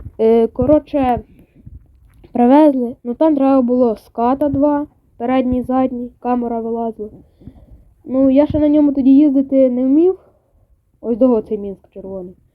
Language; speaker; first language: Ukrainian; native; Ukrainian